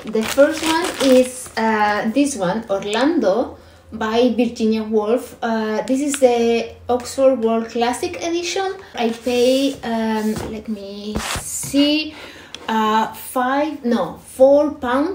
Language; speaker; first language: English; non-native, learner; Spanish